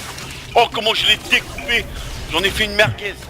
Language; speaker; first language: French; native; French